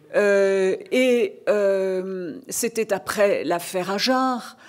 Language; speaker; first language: French; native; French